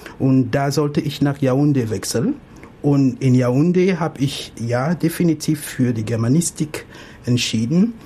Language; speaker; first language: German; non-native, fluent; French